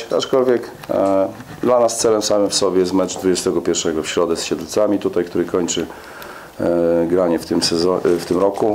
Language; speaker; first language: Polish; native; Polish